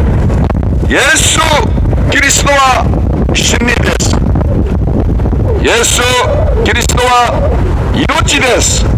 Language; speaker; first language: Japanese; non-native, learner; Korean